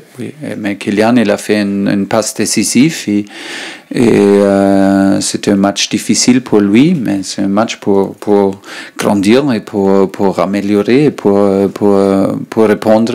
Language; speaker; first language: French; non-native, learner; German